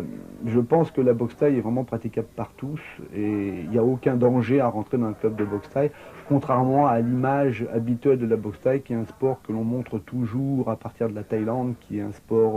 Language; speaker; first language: French; native; French